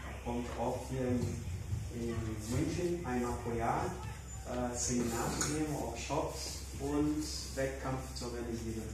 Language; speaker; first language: German; non-native, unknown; Portuguese